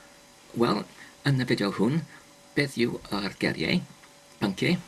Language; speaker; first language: Welsh; non-native, learner; English